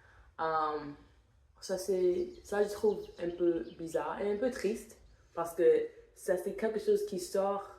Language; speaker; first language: French; non-native, fluent; English